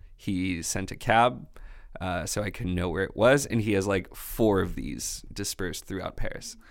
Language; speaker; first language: English; non-native, fluent; French